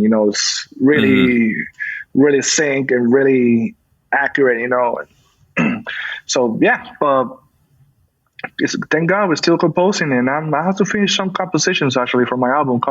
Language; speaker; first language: English; non-native, fluent; Spanish